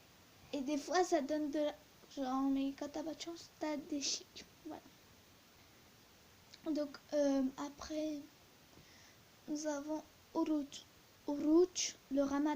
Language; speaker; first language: French; early bilingual, other home language; Turkish